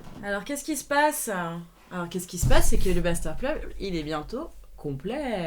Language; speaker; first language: French; native; French